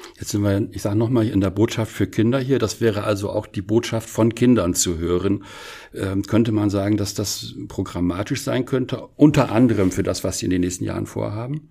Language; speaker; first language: German; native; German